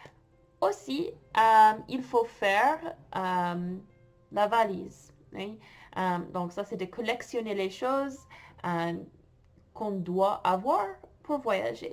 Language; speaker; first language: French; non-native, fluent; English